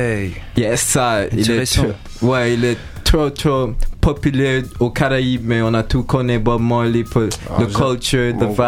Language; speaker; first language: French; non-native, learner; English